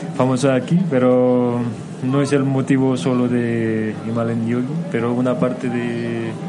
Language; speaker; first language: Spanish; non-native, fluent; Nepali